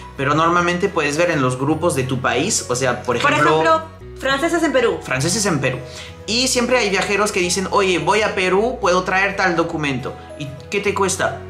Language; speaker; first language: Spanish; non-native, fluent; French